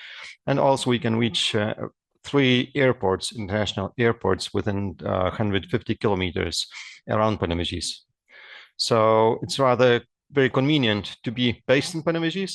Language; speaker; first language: English; non-native, fluent; Lithuanian